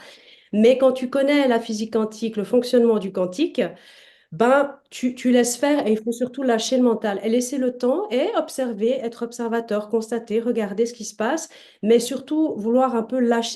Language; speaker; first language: French; native; French